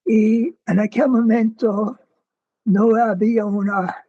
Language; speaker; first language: Spanish; non-native, fluent; English